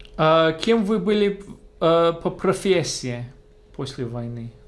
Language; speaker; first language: Russian; non-native, fluent; English